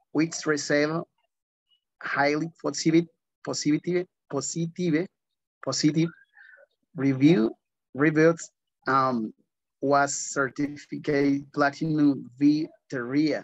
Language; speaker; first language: English; non-native, learner; Spanish